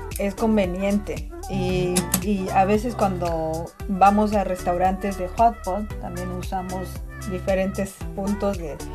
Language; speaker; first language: Spanish; non-native, fluent; Chinese